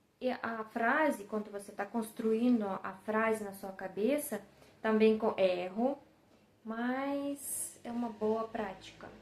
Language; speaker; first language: Portuguese; non-native, fluent; Russian